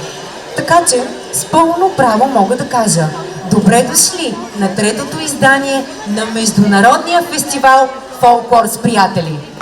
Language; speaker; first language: Bulgarian; native; Bulgarian